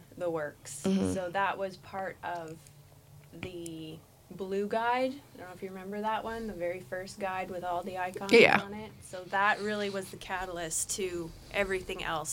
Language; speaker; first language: English; native; English